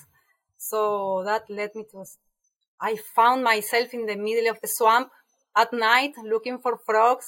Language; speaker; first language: English; non-native, fluent; Spanish